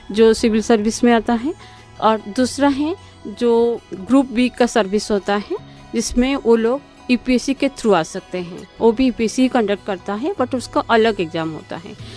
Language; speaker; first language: Hindi; non-native, local second language; Odia